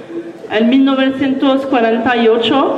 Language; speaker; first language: Spanish; non-native, learner; French